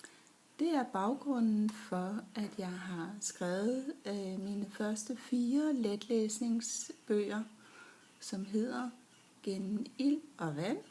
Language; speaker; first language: Danish; early bilingual, other home language; German